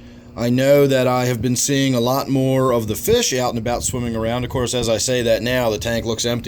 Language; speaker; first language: English; native; English